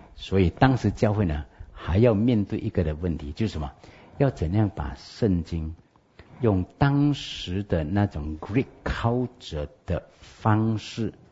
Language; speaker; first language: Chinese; native; Chinese